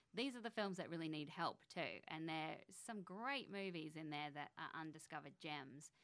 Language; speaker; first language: English; native; English